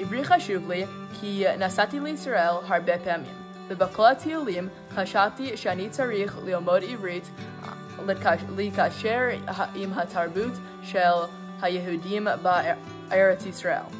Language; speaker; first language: Hebrew; non-native, learner; English